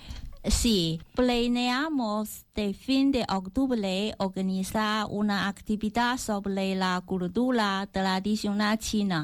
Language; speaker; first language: Spanish; non-native, learner; Chinese